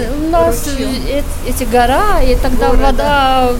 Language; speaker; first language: Russian; non-native, local second language; Latvian